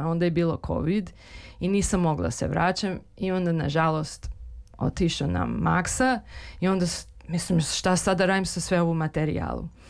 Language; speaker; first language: Serbian; early bilingual, heritage; Serbian